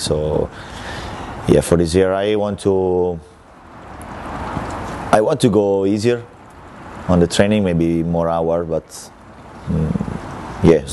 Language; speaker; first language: English; non-native, learner; Italian